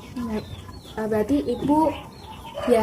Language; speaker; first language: Indonesian; native; Indonesian